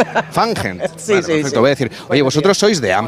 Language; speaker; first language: Spanish; native; Spanish